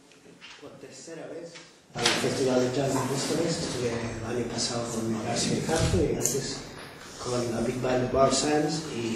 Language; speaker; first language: Spanish; non-native, fluent; English